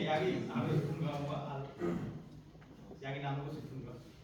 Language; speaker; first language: Korean; non-native, fluent; Hindi